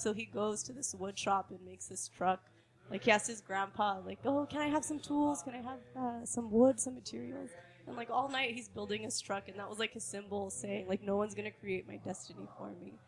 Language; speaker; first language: English; native; English